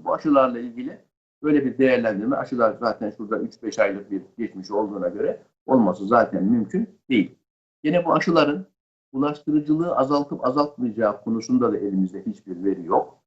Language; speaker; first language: Turkish; native; Turkish